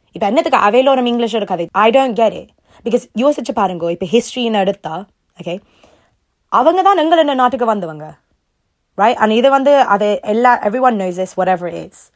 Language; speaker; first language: Tamil; early bilingual, heritage; Tamil